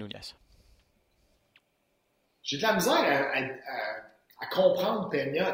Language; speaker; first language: French; native; French